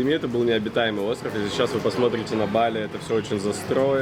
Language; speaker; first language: Russian; native; Russian